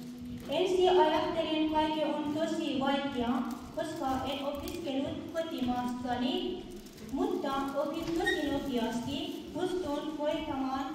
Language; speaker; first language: Finnish; non-native, fluent; Persian